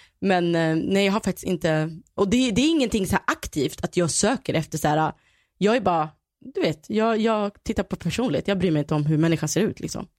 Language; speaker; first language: Swedish; early bilingual, other home language; Somali